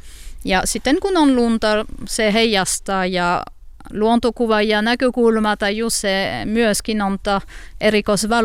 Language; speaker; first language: Finnish; non-native, learner; French